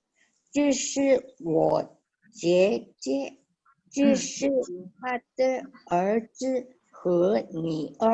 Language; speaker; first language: Chinese; non-native, learner; Indonesian